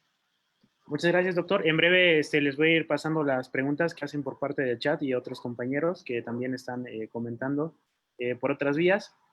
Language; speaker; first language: Spanish; native; Spanish